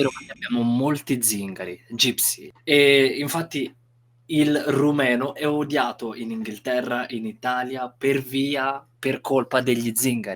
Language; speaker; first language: Italian; non-native, fluent; Romanian